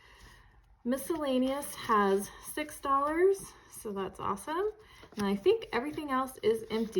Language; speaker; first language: English; native; English